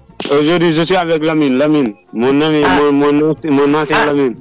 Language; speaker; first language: French; non-native, local second language; Wolof